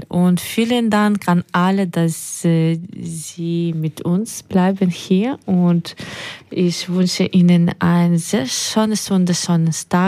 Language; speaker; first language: German; non-native, learner; Ukrainian